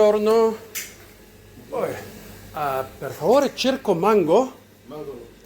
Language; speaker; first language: Italian; non-native, learner; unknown